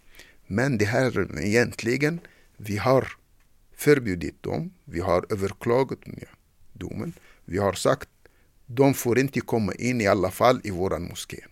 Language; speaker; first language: Swedish; non-native, fluent; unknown